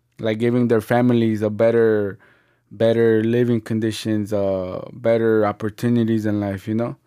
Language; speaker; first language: English; early bilingual, other home language; Spanish